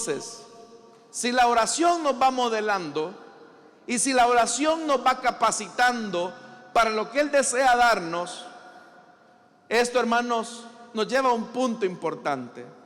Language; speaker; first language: Spanish; native; Spanish